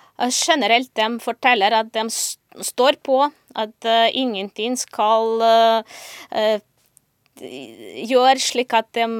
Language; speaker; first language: Norwegian; non-native, fluent; Ukrainian